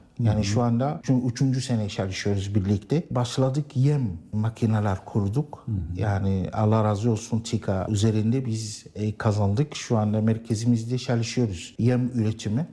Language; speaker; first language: Turkish; non-native, learner; Arabic